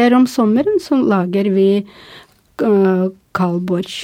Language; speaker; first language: Norwegian; non-native, fluent; Russian